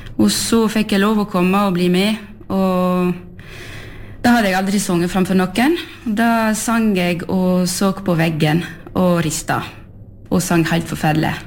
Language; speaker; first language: Norwegian; early bilingual, heritage; French